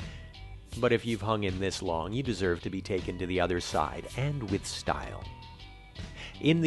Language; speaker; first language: English; native; English